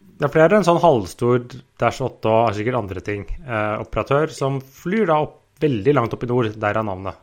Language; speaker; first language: Norwegian; native; Norwegian